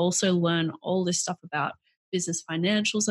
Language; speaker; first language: English; native; English